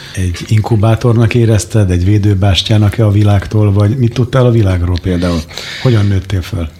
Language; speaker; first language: Hungarian; native; Hungarian